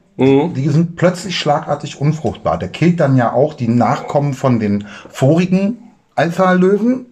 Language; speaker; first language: German; native; German